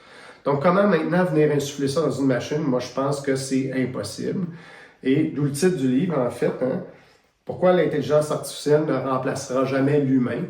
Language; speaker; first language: French; native; French